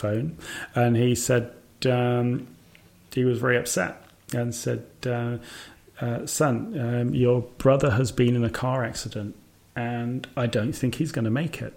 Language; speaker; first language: English; native; English